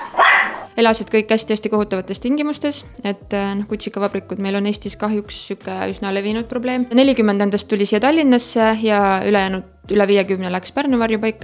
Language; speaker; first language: Estonian; native; Estonian